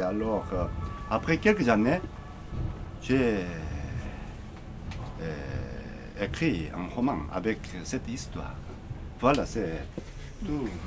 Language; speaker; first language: French; non-native, learner; Korean